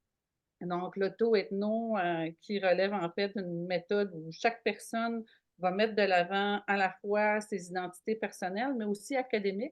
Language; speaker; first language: French; native; French